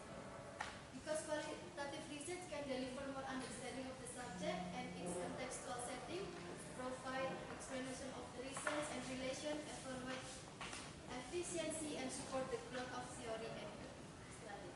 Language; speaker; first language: English; non-native, fluent; Indonesian